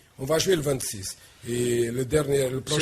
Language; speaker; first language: French; non-native, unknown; Portuguese